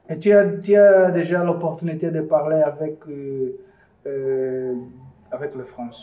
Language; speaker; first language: French; non-native, fluent; Portuguese